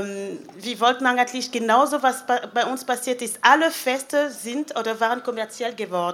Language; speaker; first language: German; non-native, fluent; French